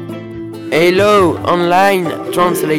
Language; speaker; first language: English; non-native, learner; French